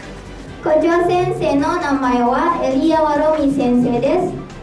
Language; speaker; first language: Japanese; non-native, learner; Indonesian